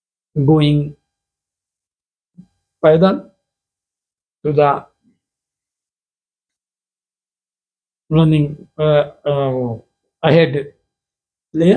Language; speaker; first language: English; non-native, local second language; Hindi